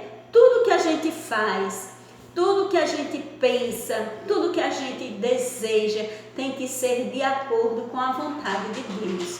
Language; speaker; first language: Portuguese; native; Portuguese